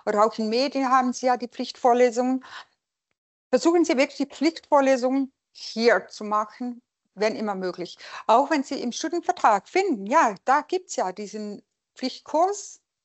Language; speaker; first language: German; non-native, local second language; French